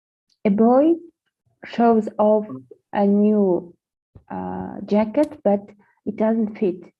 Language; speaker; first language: English; non-native, learner; Russian